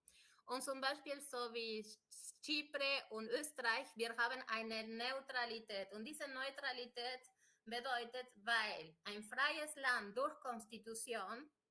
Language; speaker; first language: German; non-native, fluent; Spanish